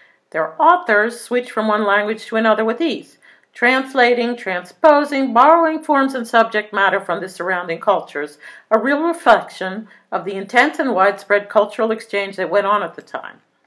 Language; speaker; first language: English; native; English